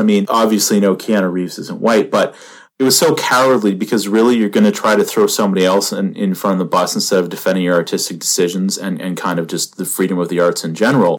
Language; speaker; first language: English; native; English